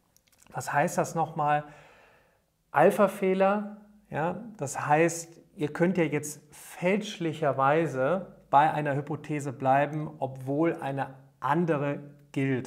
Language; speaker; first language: German; native; German